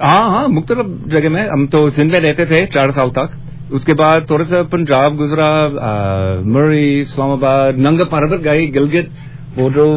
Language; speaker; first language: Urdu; non-native, learner; English